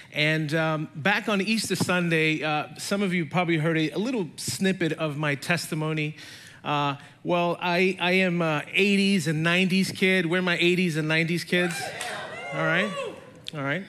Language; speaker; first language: English; native; English